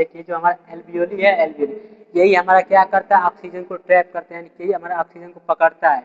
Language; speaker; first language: Hindi; native; Hindi